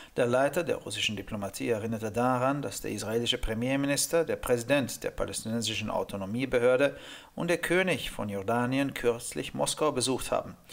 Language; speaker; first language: German; non-native, fluent; Hungarian